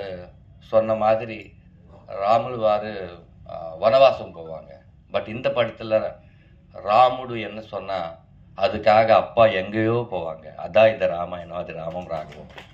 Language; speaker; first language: Tamil; non-native, learner; Telugu